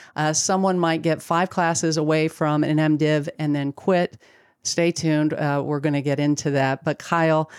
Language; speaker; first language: English; native; English